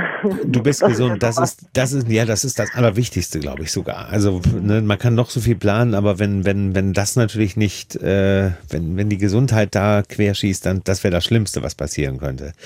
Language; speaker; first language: German; native; German